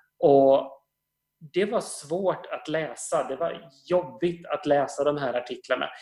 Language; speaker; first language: Swedish; native; Swedish